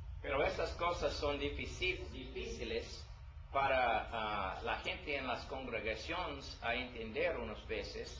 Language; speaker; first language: Spanish; non-native, learner; English